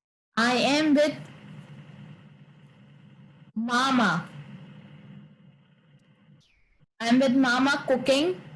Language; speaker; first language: English; non-native, local second language; Urdu